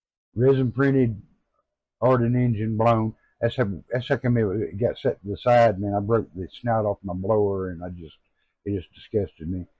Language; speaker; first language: English; native; English